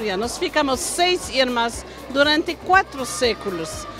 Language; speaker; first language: Portuguese; non-native, fluent; French